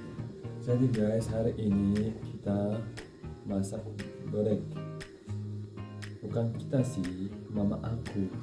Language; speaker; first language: Indonesian; non-native, learner; Turkish